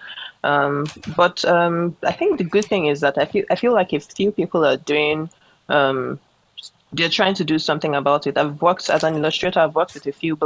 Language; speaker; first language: English; non-native, local second language; Yoruba